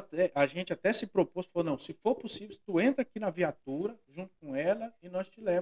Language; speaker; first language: Portuguese; native; Portuguese